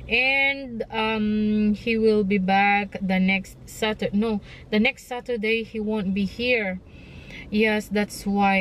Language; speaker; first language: English; non-native, local second language; Filipino